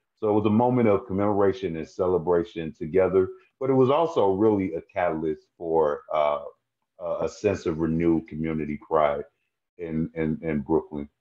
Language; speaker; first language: English; native; English